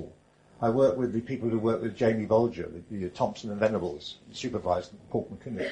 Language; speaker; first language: English; native; English